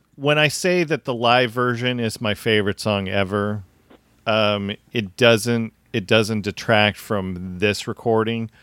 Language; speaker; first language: English; native; English